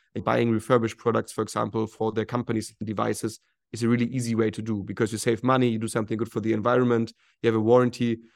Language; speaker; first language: English; non-native, fluent; German